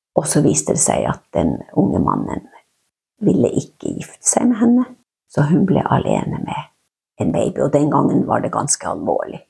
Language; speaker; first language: Norwegian; non-native, local second language; Northern Sami